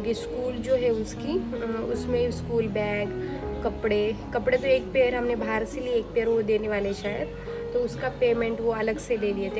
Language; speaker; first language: Hindi; native; Hindi